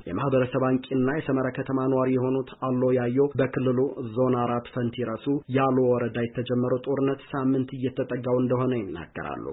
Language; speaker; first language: Amharic; native; Amharic